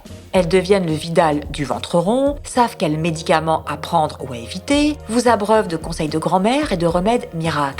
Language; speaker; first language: French; native; French